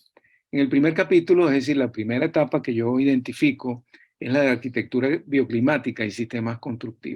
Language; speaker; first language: Spanish; native; Spanish